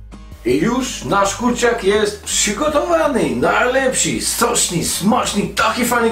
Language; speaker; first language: Polish; non-native, fluent; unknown